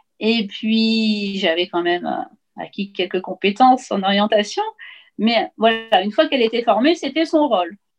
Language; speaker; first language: French; native; French